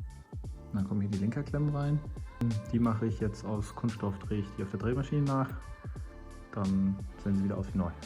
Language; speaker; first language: German; native; German